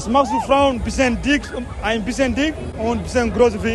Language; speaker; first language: German; non-native, learner; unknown